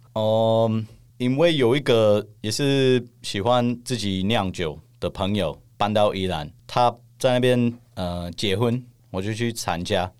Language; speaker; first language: Chinese; non-native, fluent; English